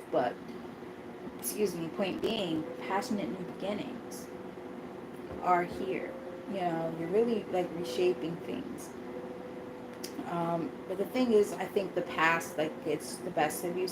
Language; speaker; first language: English; native; English